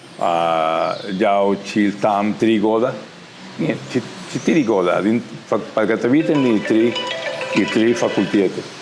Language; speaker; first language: Russian; non-native, learner; Spanish